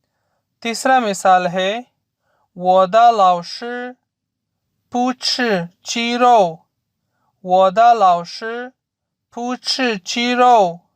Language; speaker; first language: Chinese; non-native, fluent; Urdu